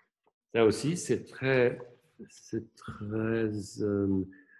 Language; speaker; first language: French; non-native, local second language; German